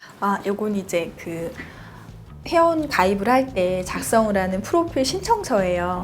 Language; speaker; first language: Korean; native; Korean